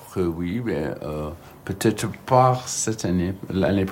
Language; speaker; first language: French; non-native, learner; English